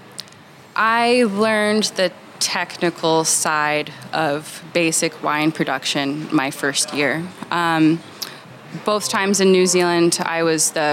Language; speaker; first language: English; native; English